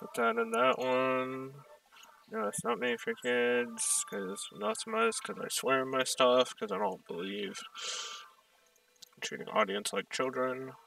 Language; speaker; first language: English; native; English